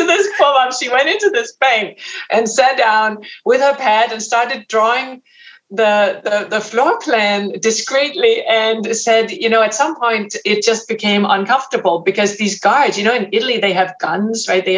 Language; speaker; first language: English; non-native, fluent; Danish